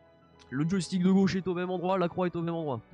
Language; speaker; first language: French; native; French